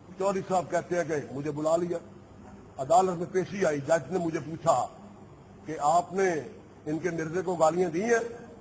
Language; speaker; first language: Urdu; non-native, local second language; Punjabi